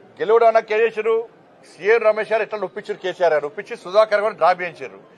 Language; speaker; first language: Telugu; native; Telugu